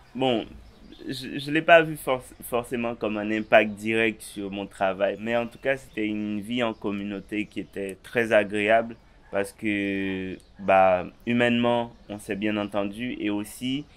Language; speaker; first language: French; native; French